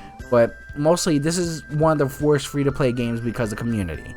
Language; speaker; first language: English; native; English